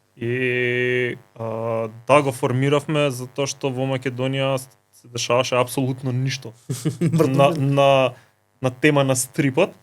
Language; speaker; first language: Macedonian; native; Macedonian